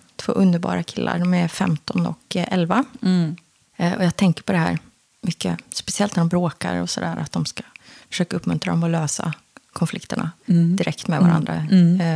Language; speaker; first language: Swedish; early bilingual, other home language; Korean